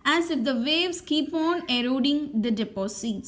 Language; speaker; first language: English; non-native, local second language; Tamil